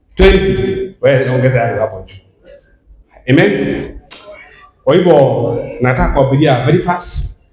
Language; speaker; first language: Swahili; non-native, local second language; Kikuyu